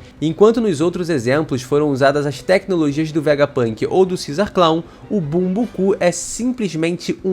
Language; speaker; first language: Portuguese; native; Portuguese